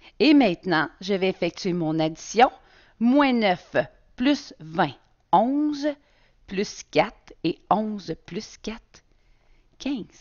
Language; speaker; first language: French; native; French